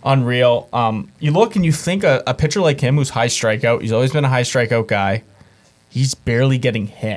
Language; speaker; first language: English; native; English